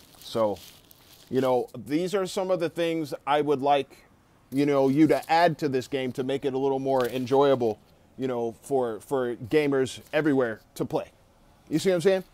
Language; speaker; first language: English; native; English